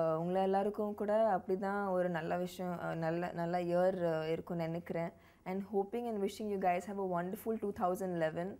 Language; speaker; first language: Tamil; non-native, learner; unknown